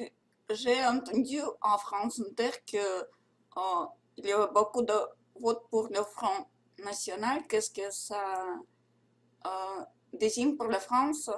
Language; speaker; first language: French; non-native, learner; Russian